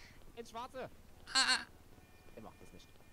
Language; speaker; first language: German; native; German